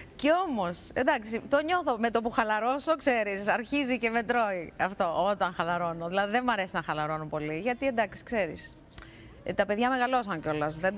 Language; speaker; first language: Greek; early bilingual, other home language; Russian